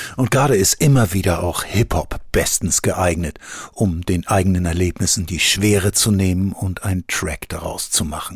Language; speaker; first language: German; native; German